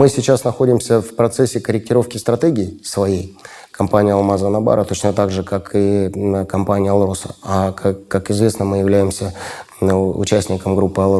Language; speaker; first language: Russian; native; Russian